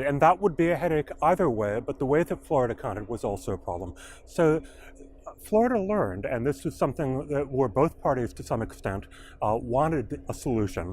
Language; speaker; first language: English; native; English